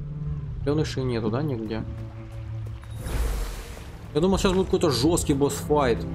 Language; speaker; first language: Russian; native; Russian